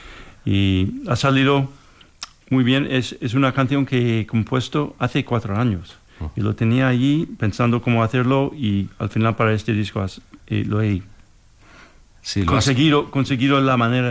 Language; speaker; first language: Spanish; non-native, fluent; English